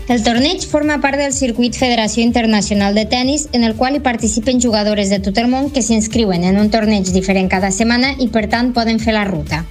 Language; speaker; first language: Catalan; native; Catalan